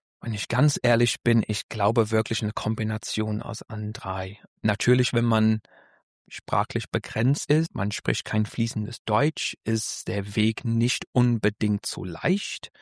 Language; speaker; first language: German; non-native, fluent; English